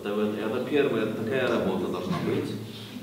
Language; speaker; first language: Russian; non-native, fluent; Swedish